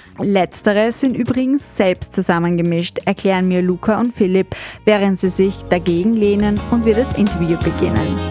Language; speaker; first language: German; native; German